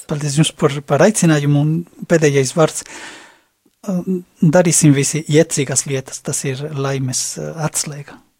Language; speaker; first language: Latvian; non-native, fluent; Spanish